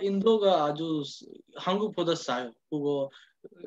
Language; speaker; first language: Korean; non-native, learner; Hindi